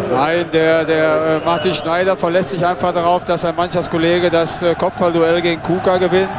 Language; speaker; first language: German; native; German